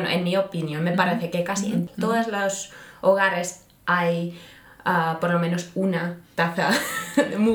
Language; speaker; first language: Spanish; non-native, fluent; Finnish